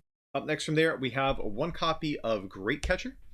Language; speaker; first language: English; native; English